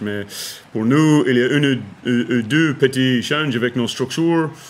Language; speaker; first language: French; non-native, learner; English